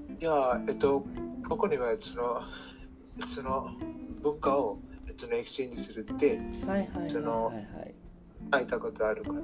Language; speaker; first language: Japanese; non-native, learner; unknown